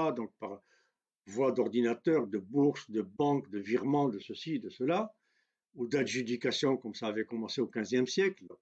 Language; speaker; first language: French; non-native, local second language; Kabyle